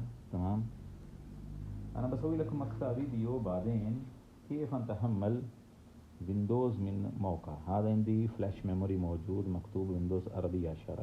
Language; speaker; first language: Arabic; non-native, learner; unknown